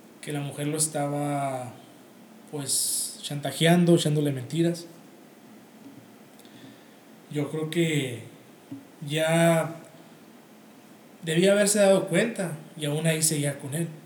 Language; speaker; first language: Spanish; native; Spanish